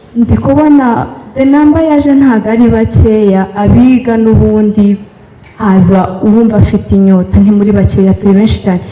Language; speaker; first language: Kinyarwanda; early bilingual, heritage; Kinyarwanda